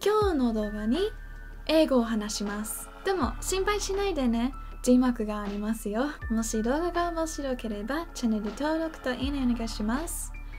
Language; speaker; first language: Japanese; non-native, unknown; English